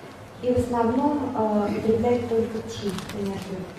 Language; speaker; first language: Russian; native; Russian